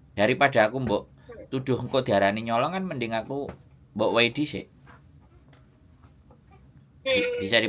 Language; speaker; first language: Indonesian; non-native, local second language; Javanese